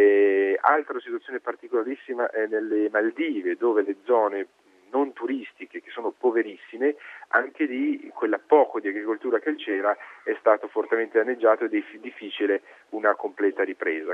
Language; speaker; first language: Italian; native; Italian